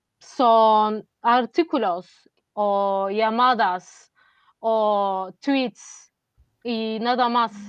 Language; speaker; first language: Spanish; non-native, fluent; Turkish